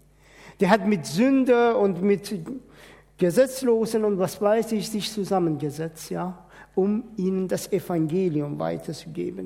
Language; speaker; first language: German; non-native, fluent; Persian